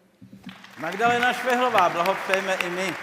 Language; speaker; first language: Czech; native; Czech